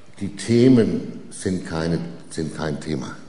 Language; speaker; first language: German; non-native, fluent; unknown